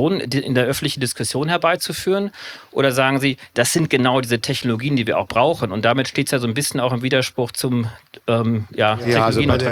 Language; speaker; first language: German; native; German